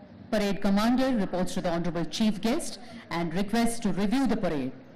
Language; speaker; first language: English; non-native, local second language; Telugu